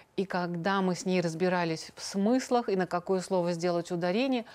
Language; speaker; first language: Russian; native; Russian